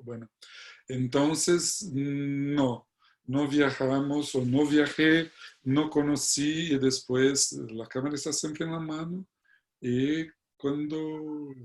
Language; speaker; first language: Spanish; non-native, fluent; Portuguese